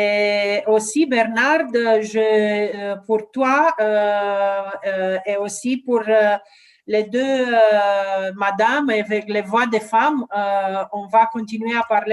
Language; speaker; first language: French; non-native, learner; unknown